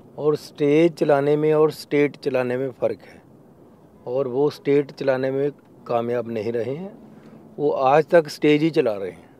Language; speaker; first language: Hindi; non-native, local second language; Punjabi